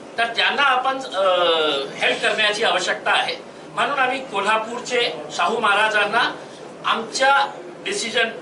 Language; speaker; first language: Marathi; non-native, local second language; Urdu